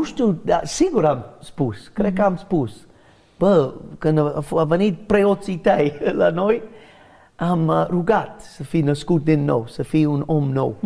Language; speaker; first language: Romanian; non-native, learner; English